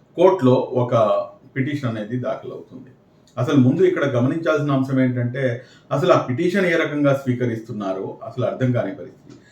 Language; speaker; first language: Telugu; non-native, local second language; Urdu